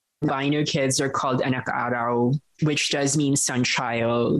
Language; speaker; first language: English; non-native, local second language; Filipino